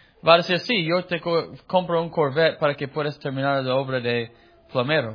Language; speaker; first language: Spanish; non-native, fluent; English